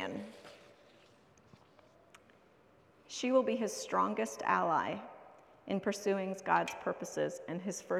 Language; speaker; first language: English; native; English